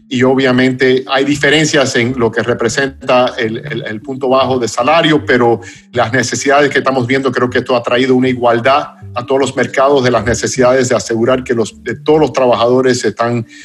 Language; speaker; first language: Spanish; non-native, fluent; English